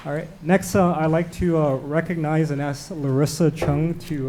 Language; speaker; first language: English; non-native, local second language; Cantonese